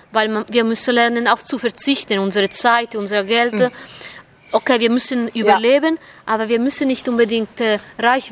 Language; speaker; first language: German; non-native, fluent; Italian